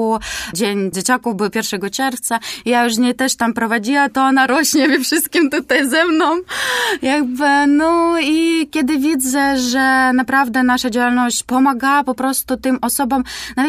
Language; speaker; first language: Polish; non-native, learner; Ukrainian